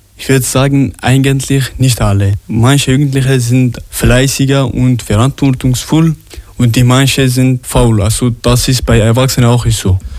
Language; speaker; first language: German; non-native, learner; Arabic